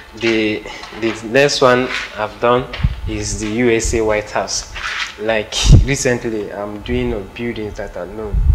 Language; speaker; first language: English; non-native, local second language; Igbo